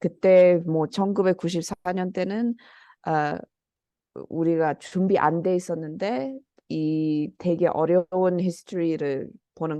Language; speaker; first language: Korean; early bilingual, heritage; Korean